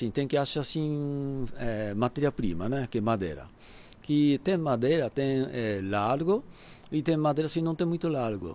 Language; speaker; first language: Portuguese; non-native, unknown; Japanese